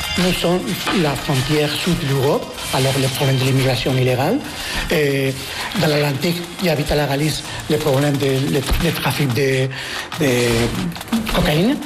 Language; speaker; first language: French; non-native, fluent; Spanish